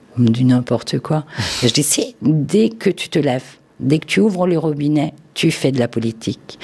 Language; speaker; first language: French; early bilingual, other home language; Turkish